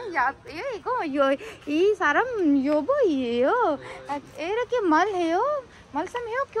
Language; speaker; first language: Korean; non-native, learner; Urdu